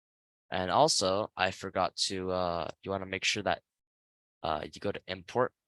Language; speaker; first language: English; native; English